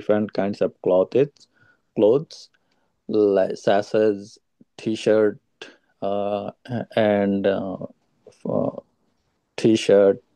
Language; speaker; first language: English; non-native, learner; Bangla